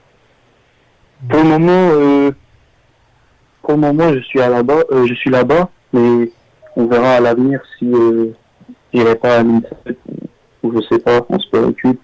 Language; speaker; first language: French; early bilingual, other home language; Armenian